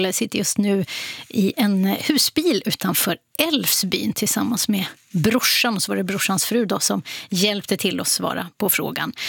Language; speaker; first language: Swedish; native; Swedish